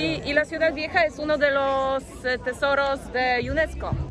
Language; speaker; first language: Spanish; non-native, fluent; Polish